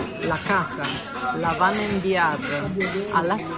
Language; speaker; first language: Spanish; non-native, fluent; Italian